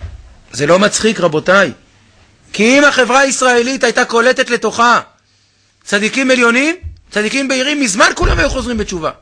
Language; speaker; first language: Hebrew; native; Hebrew